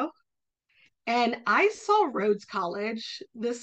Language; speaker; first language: English; native; English